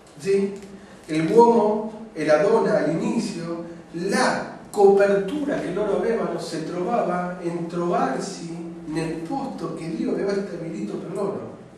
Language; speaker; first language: Italian; non-native, fluent; Spanish